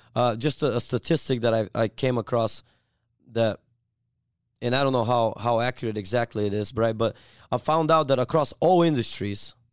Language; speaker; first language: English; non-native, fluent; Bulgarian